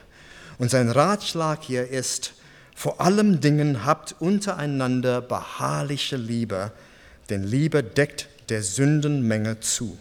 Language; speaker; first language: German; non-native, fluent; English